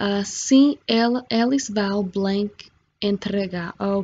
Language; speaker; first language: Portuguese; non-native, fluent; English